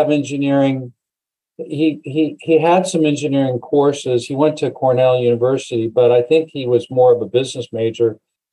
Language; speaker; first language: English; native; English